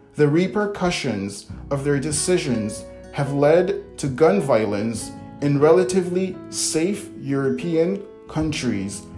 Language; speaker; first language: English; early bilingual, other home language; Portuguese